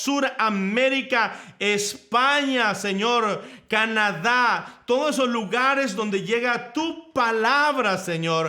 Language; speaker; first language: Spanish; native; Spanish